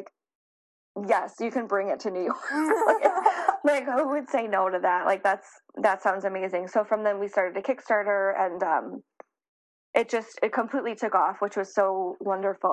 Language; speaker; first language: English; native; English